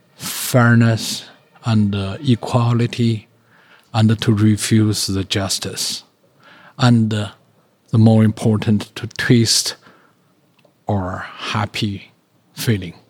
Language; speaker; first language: English; non-native, learner; Chinese